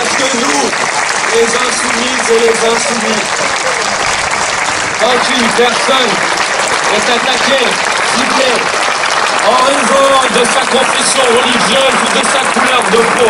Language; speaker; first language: French; native; French